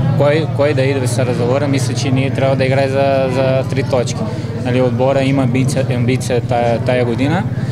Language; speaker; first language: Bulgarian; non-native, learner; Portuguese